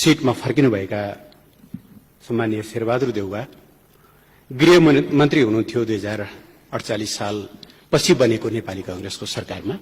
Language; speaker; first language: Nepali; native; Nepali